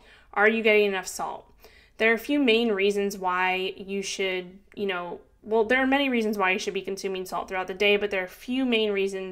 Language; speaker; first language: English; native; English